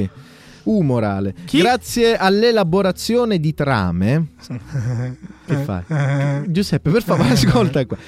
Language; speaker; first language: Italian; native; Italian